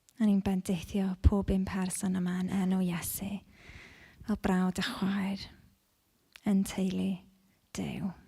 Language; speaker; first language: Welsh; non-native, local second language; English